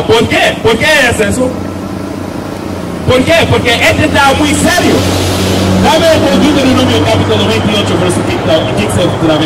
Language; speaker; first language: Spanish; non-native, learner; English